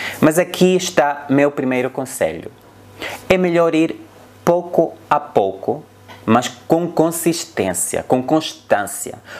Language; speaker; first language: Portuguese; non-native, fluent; Spanish